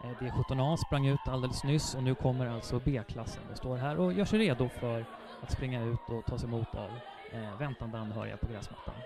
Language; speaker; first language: Swedish; native; Swedish